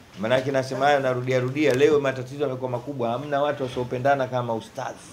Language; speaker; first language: Swahili; native; Swahili